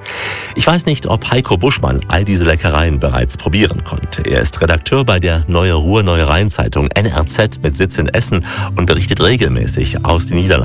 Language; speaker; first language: German; native; German